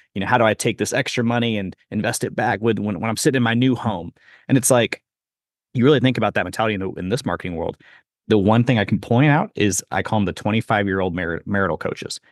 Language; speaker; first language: English; native; English